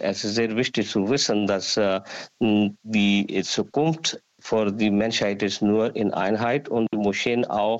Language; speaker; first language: German; non-native, learner; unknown